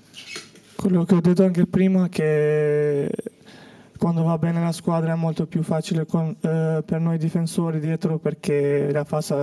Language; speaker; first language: Italian; non-native, fluent; Albanian